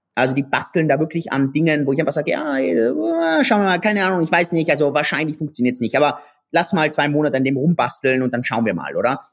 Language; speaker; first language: German; native; German